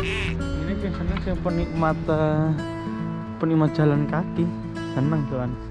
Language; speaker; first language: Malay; non-native, local second language; Javanese